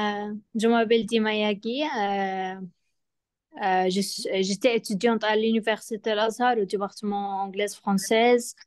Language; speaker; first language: French; non-native, learner; Arabic